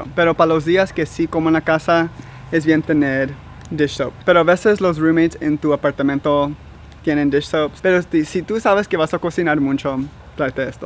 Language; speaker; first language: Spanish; early bilingual, heritage; Spanish